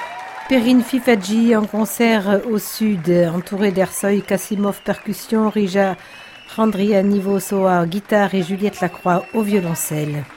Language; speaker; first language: French; native; French